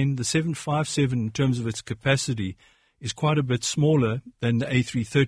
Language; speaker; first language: English; native; English